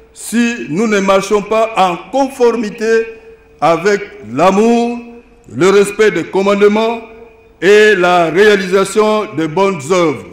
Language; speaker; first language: French; non-native, local second language; Lingala